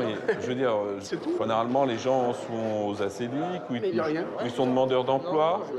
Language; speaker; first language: French; native; French